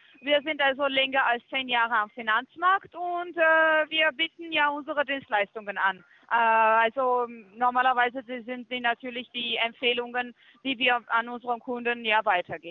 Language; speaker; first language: German; non-native, fluent; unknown